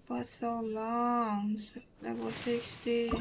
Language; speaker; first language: English; non-native, learner; Vietnamese